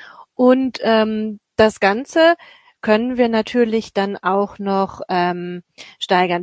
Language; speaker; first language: German; native; German